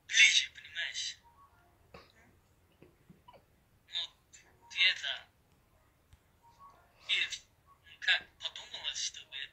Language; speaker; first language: Russian; non-native, learner; Uzbek